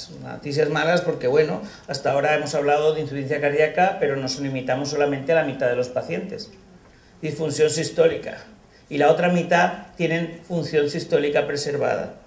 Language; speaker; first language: Spanish; native; Spanish